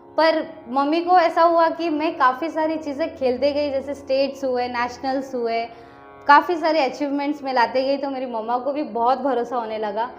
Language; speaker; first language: Hindi; non-native, local second language; Nepali